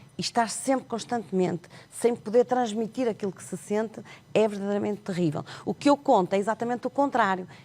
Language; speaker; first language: Portuguese; non-native, local second language; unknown